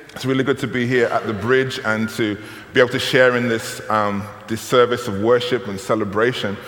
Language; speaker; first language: English; native; English